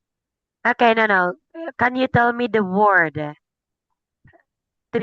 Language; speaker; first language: English; non-native, fluent; Filipino